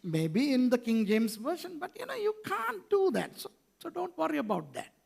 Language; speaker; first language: English; non-native, local second language; Sinhala